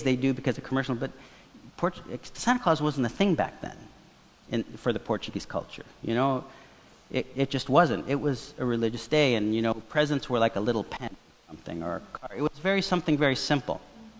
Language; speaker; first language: English; non-native, fluent; Portuguese